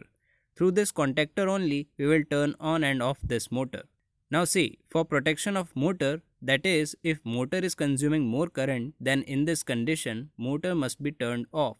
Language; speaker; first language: English; non-native, local second language; Hindi